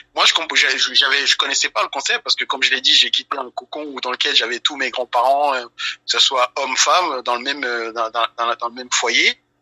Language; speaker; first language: French; early bilingual, other home language; Fula